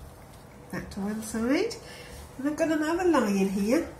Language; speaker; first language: English; native; English